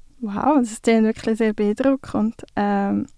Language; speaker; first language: German; native; German